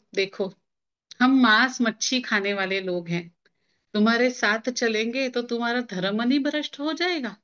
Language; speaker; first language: Hindi; non-native, local second language; Marathi